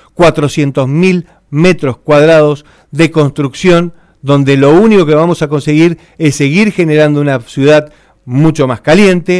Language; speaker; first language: Spanish; native; Spanish